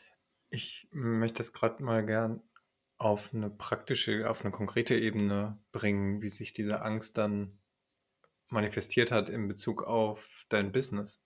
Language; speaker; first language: German; native; German